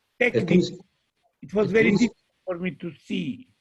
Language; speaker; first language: English; non-native, fluent; Russian